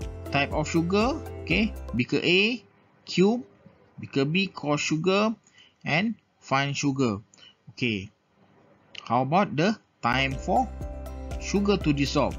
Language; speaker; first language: English; non-native, local second language; Malay